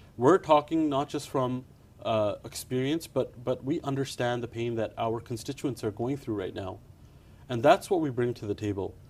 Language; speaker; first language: English; early bilingual, other home language; Punjabi